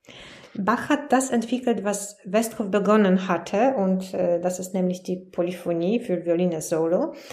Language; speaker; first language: German; non-native, fluent; Polish